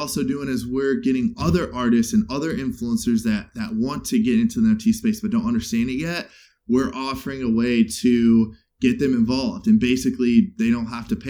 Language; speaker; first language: English; native; English